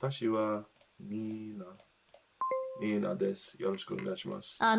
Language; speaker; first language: Japanese; non-native, learner; English